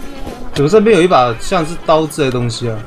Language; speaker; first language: Chinese; native; Chinese